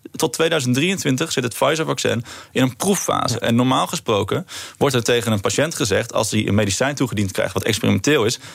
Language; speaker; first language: Dutch; native; Dutch